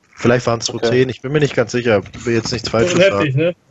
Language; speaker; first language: German; native; German